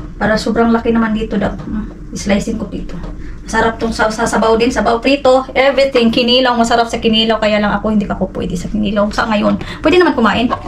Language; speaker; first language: Filipino; non-native, local second language; Cebuano